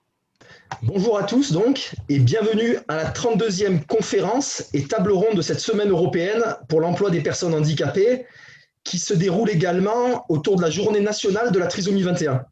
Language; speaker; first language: French; native; French